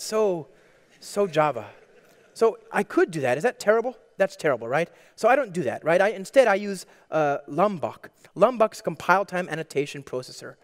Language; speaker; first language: English; native; English